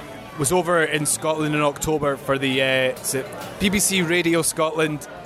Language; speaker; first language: English; native; English